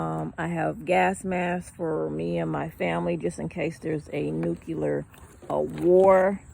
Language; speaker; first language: English; native; English